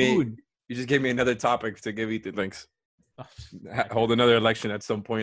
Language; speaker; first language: English; native; English